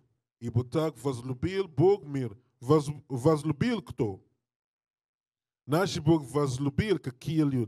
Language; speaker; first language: Russian; non-native, learner; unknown